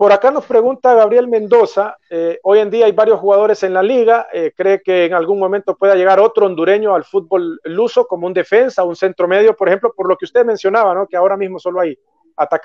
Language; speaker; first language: Spanish; native; Spanish